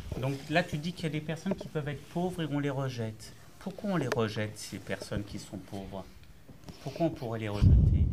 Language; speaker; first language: French; native; French